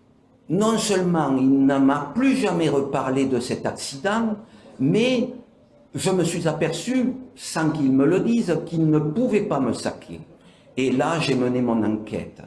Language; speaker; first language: French; native; French